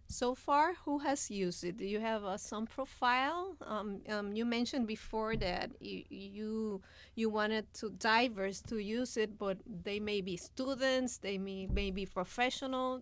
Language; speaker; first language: English; non-native, fluent; Spanish